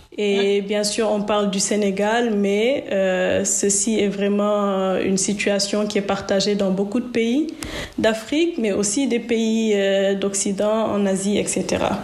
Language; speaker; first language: French; non-native, local second language; Wolof